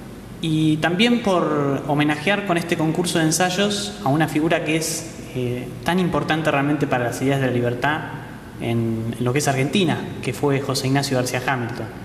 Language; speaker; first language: Spanish; native; Spanish